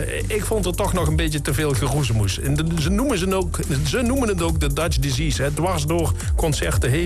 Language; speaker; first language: Dutch; native; Dutch